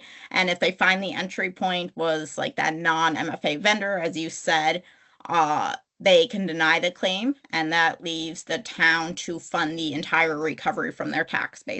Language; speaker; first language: English; native; English